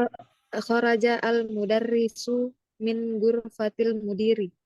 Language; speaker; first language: Arabic; non-native, learner; Indonesian